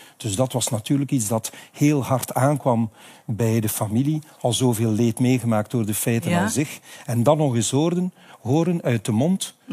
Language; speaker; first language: Dutch; native; Dutch